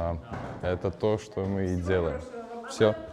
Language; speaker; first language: Russian; non-native, local second language; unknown